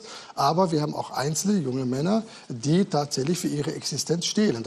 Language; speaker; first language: German; native; German